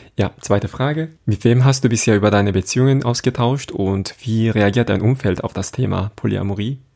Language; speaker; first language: German; non-native, fluent; Korean